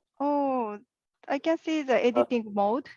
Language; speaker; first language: English; non-native, learner; Japanese